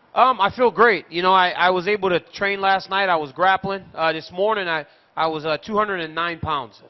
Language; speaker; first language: English; native; English